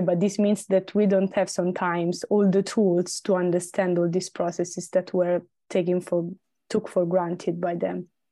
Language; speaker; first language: English; non-native, fluent; Italian